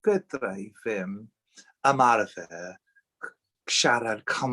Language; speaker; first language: Welsh; non-native, learner; English